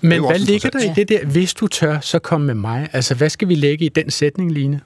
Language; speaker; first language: Danish; native; Danish